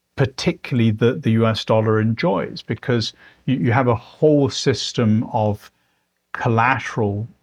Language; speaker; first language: English; native; English